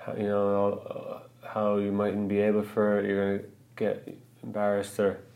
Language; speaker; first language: English; native; English